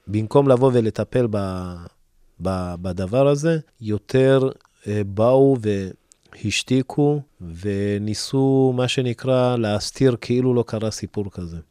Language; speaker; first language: Hebrew; early bilingual, other home language; Amharic